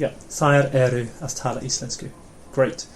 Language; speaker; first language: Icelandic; non-native, fluent; English